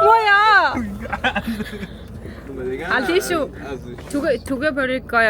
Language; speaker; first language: Korean; non-native, learner; Mongolian